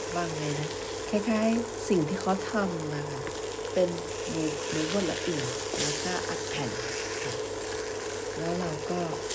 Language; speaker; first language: Thai; native; Thai